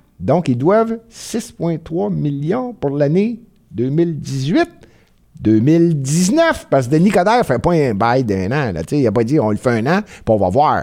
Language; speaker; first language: French; native; French